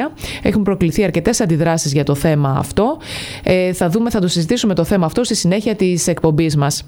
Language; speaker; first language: Greek; native; Greek